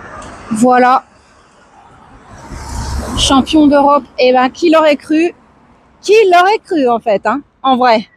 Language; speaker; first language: French; native; French